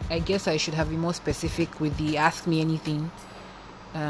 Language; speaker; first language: English; non-native, local second language; Igbo